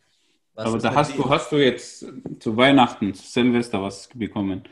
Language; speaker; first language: German; non-native, fluent; Arabic